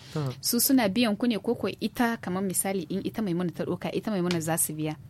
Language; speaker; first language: Hausa; native; Hausa